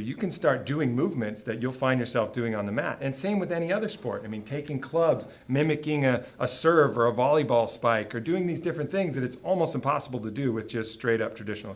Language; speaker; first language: English; native; English